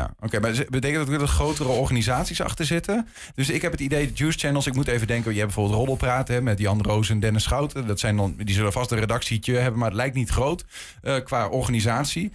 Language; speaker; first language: Dutch; native; Dutch